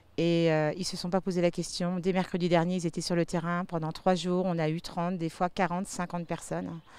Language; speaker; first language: French; native; French